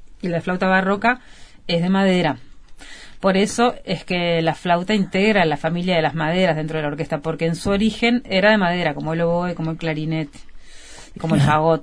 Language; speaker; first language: Spanish; native; Spanish